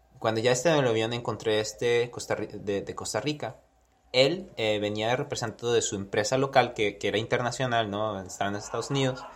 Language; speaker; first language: Spanish; early bilingual, heritage; Spanish